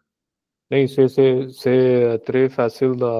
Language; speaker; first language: French; non-native, learner; Punjabi